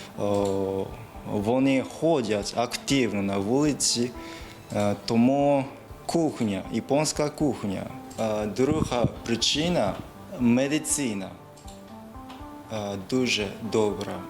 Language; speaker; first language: Ukrainian; non-native, learner; Japanese